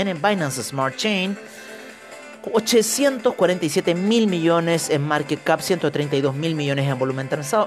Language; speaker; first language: Spanish; native; Spanish